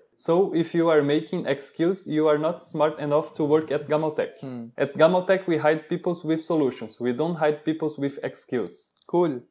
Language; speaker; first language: English; non-native, learner; Portuguese